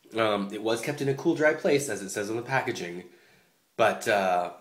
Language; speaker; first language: English; native; English